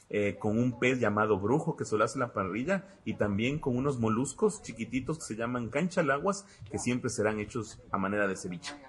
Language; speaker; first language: Spanish; native; Spanish